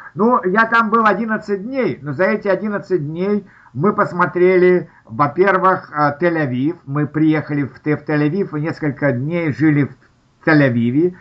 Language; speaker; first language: Russian; native; Russian